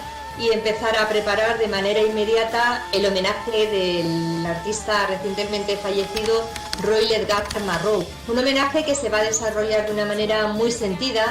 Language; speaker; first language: Spanish; native; Spanish